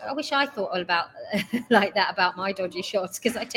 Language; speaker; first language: English; native; English